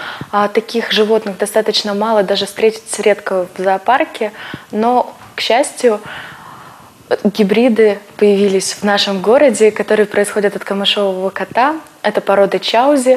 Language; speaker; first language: Russian; native; Russian